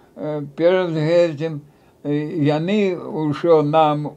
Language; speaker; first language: Belarusian; native; Belarusian